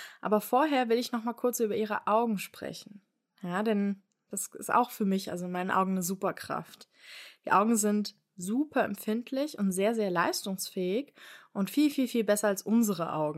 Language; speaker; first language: German; native; German